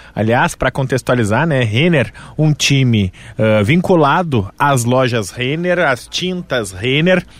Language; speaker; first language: Portuguese; native; Portuguese